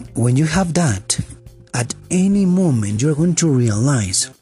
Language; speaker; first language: English; non-native, fluent; Spanish